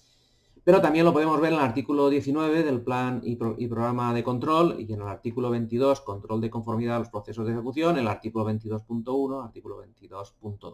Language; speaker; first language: Spanish; native; Spanish